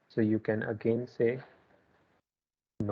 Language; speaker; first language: Spanish; non-native, learner; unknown